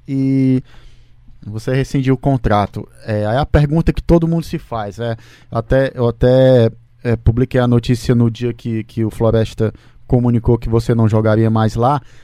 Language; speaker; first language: Portuguese; native; Portuguese